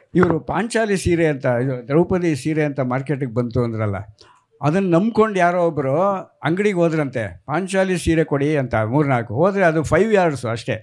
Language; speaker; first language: Kannada; native; Kannada